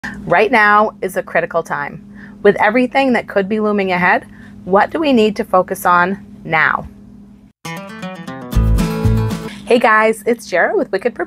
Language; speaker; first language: English; native; English